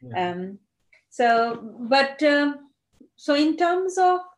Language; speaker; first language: English; non-native, local second language; Gujarati